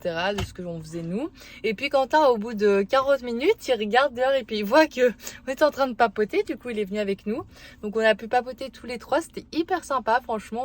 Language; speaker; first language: French; native; French